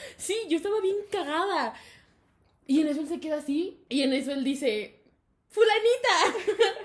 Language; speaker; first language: Spanish; native; Spanish